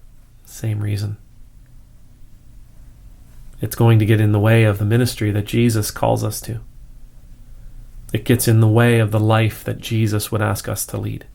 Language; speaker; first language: English; native; English